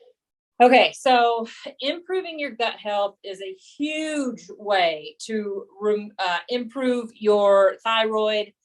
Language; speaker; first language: English; native; English